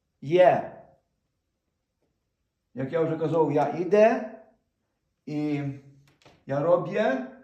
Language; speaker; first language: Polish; non-native, fluent; Ukrainian